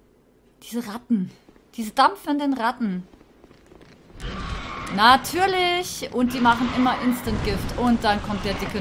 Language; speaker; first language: German; native; German